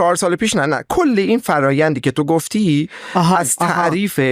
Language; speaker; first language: Persian; native; Persian